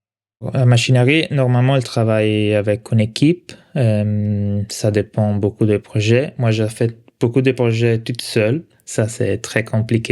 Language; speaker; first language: French; non-native, local second language; Italian